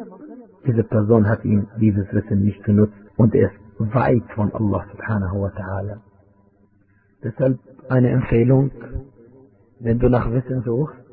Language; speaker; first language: German; non-native, fluent; Arabic